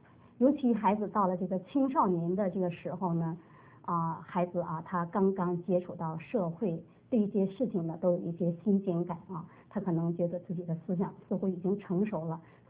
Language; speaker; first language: Chinese; native; Chinese